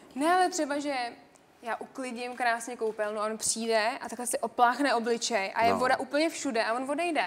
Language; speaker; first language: Czech; native; Czech